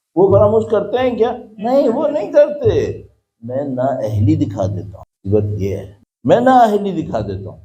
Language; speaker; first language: Urdu; native; Urdu